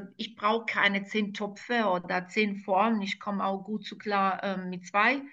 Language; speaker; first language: German; non-native, fluent; Serbian